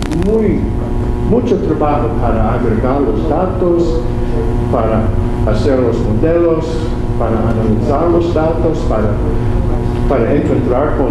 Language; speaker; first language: Spanish; non-native, learner; English